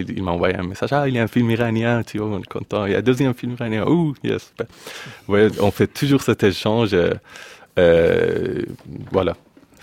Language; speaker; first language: French; non-native, fluent; Persian